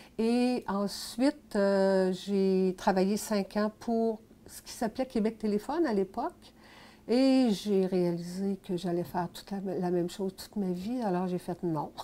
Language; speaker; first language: French; native; French